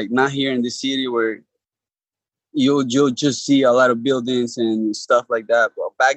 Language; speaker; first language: English; non-native, fluent; Spanish